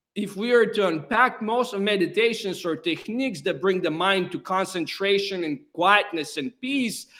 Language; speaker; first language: English; non-native, fluent; Bulgarian